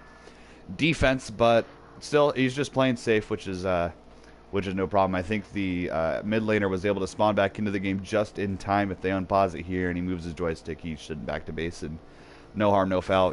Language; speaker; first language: English; native; English